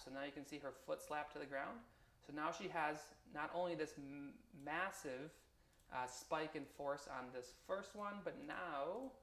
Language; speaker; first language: English; native; English